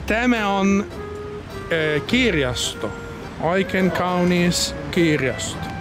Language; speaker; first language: Finnish; non-native, learner; Italian